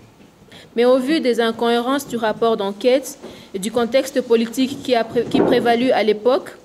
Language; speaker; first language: French; non-native, local second language; Swahili